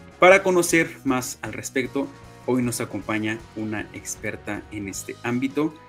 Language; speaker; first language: Spanish; native; Spanish